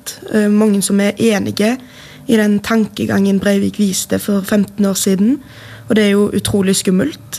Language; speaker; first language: Norwegian; native; Norwegian